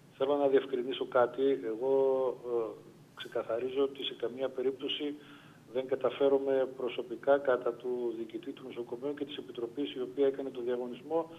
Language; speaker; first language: Greek; native; Greek